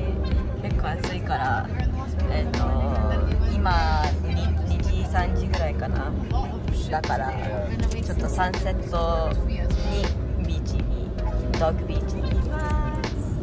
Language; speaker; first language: Japanese; early bilingual, heritage; English